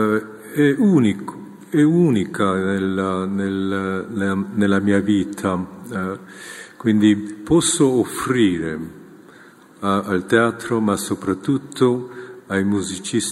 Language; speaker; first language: Italian; non-native, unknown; Korean